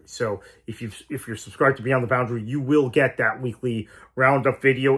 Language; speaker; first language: English; native; English